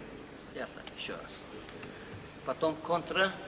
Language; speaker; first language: Russian; non-native, learner; English